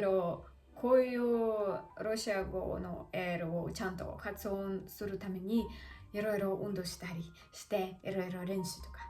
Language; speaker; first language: Japanese; non-native, learner; Russian